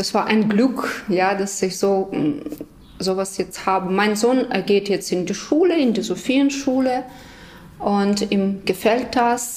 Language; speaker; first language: German; non-native, fluent; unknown